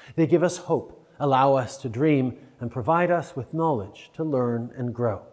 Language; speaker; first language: English; early bilingual, other home language; French